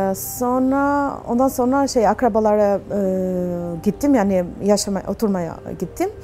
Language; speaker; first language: Turkish; non-native, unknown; Albanian